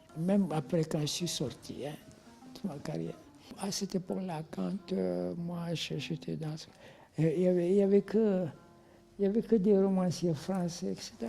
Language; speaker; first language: French; non-native, local second language; Wolof